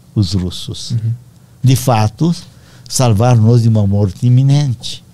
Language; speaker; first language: Portuguese; non-native, fluent; Romanian